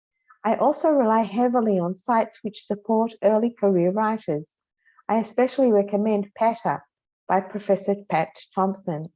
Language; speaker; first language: English; non-native, fluent; Hebrew